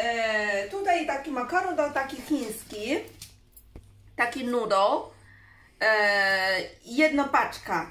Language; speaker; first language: Polish; non-native, learner; Chinese